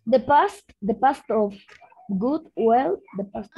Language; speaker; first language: English; non-native, learner; Spanish